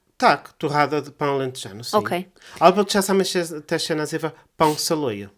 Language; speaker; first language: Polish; non-native, learner; Portuguese